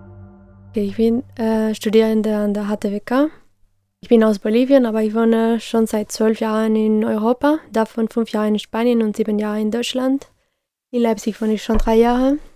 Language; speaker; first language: German; non-native, fluent; Spanish